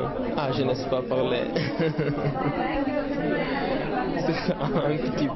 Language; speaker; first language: French; non-native, learner; Portuguese